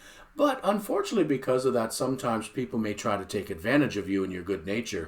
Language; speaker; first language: English; native; English